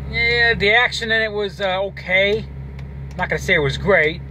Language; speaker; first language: English; native; English